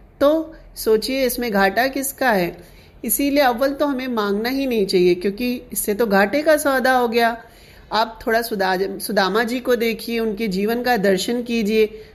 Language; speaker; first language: Hindi; non-native, local second language; Sindhi